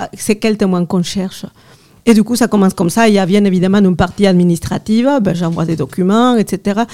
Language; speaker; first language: French; non-native, fluent; Spanish